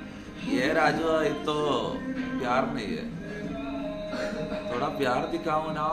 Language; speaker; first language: Hindi; non-native, local second language; Malayalam